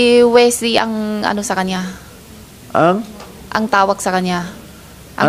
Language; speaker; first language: Filipino; non-native, learner; Chinese